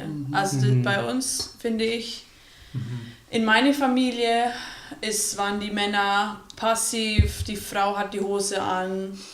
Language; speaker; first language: German; non-native, fluent; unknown